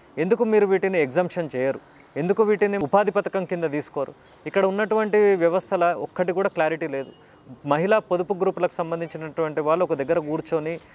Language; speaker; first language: Telugu; native; Telugu